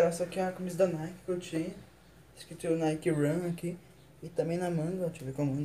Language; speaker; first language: Portuguese; native; Portuguese